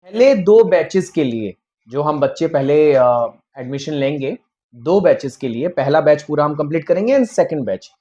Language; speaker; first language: Hindi; native; Hindi